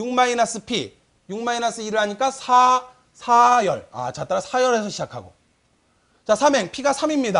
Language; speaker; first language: Korean; native; Korean